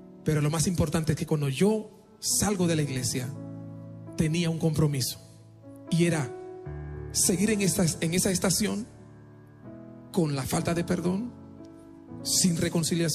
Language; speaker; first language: Spanish; non-native, fluent; Haitian Creole